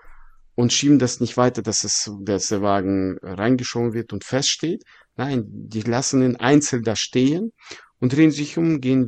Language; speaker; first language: German; non-native, fluent; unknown